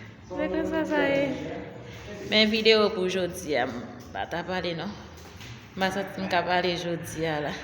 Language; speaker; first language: French; non-native, learner; Haitian Creole